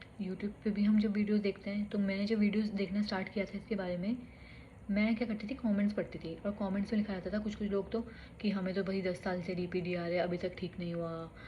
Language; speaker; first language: Hindi; native; Hindi